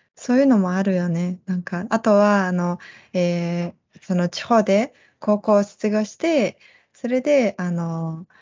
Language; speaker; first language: Japanese; non-native, fluent; Mongolian